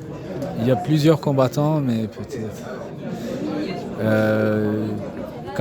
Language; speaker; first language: French; non-native, fluent; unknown